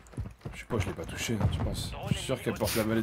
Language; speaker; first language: French; native; French